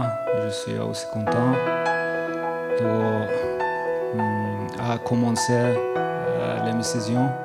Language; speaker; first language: French; non-native, learner; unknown